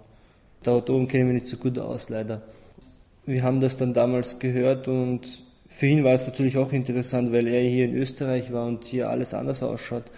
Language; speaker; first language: German; early bilingual, other home language; Albanian